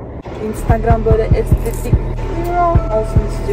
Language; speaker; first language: Turkish; non-native, fluent; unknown